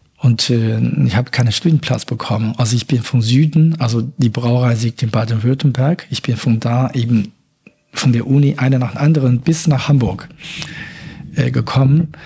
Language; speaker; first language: German; non-native, fluent; Chinese